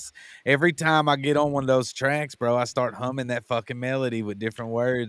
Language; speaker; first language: English; native; English